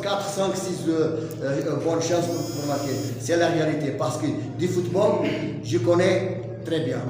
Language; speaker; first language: French; non-native, learner; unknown